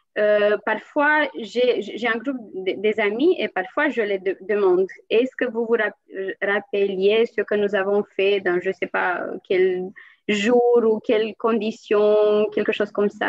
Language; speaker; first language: French; non-native, fluent; Romanian